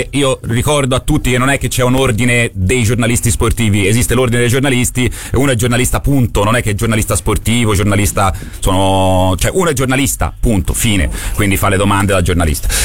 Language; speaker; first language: Italian; native; Italian